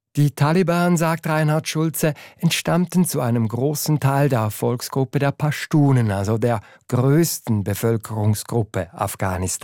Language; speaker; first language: German; native; German